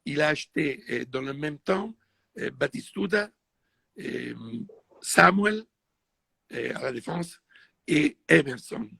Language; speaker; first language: French; non-native, fluent; Italian